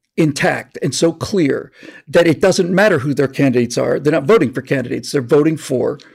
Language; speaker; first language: English; native; English